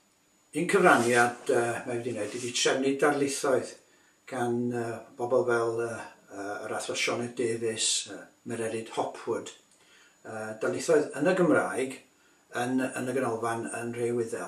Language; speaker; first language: Welsh; native; Welsh